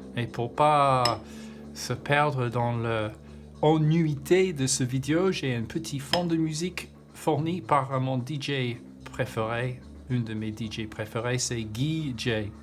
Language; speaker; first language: French; non-native, learner; English